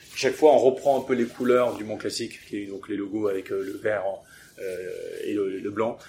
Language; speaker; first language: French; early bilingual, other home language; English